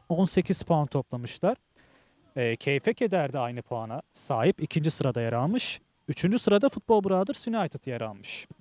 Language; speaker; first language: Turkish; native; Turkish